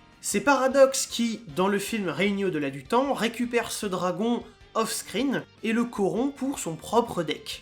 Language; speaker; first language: French; native; French